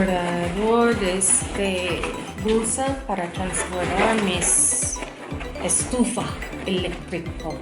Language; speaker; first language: Spanish; non-native, learner; English